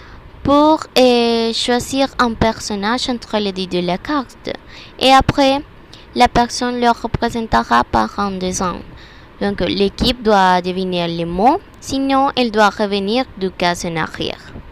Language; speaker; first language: French; non-native, learner; Spanish